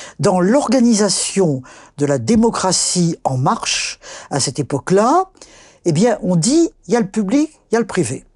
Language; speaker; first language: French; native; French